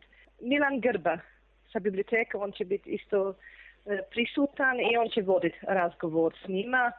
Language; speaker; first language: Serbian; non-native, fluent; English